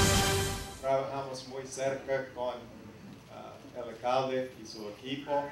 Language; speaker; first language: Spanish; non-native, learner; English